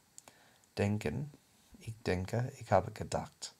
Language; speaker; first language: German; non-native, fluent; English